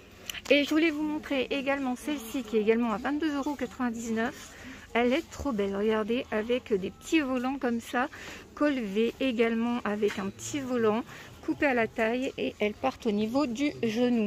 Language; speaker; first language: French; native; French